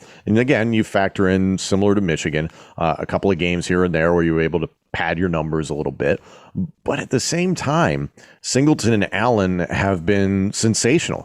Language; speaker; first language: English; native; English